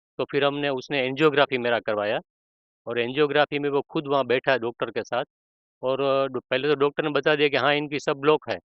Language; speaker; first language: Hindi; non-native, local second language; Gujarati